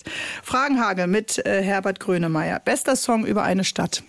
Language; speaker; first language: German; native; German